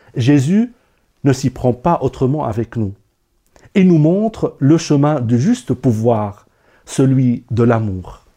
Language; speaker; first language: French; non-native, local second language; Arabic